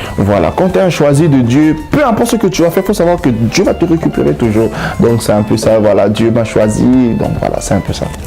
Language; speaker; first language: French; non-native, local second language; Lingala